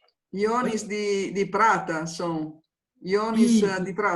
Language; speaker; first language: Portuguese; non-native, fluent; Spanish